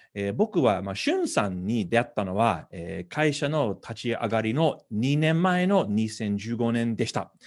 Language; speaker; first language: Japanese; non-native, fluent; English